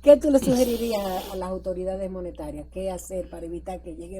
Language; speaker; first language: Spanish; native; Spanish